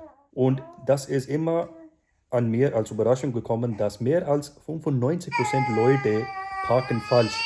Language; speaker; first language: German; non-native, learner; Urdu